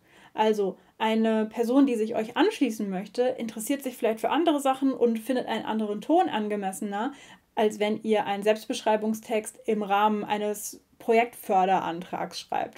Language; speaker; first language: German; native; German